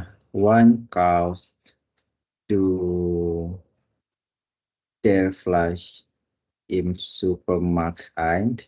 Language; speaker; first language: German; non-native, learner; Indonesian